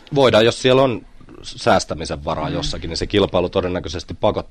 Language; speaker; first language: Finnish; native; Finnish